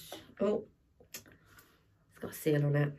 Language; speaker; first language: English; native; English